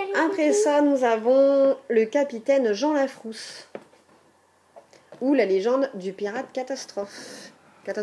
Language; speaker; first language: French; native; French